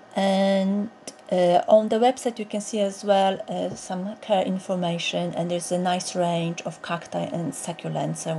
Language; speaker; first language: English; non-native, fluent; Polish